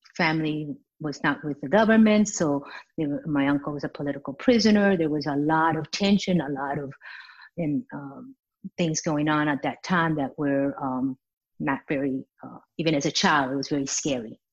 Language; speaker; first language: English; early bilingual, other home language; Spanish